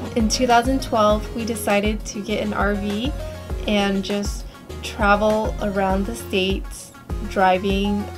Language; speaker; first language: English; native; English